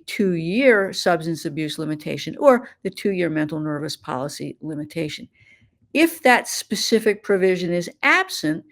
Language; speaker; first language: English; native; English